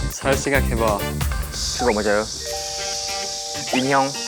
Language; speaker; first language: Korean; non-native, learner; Japanese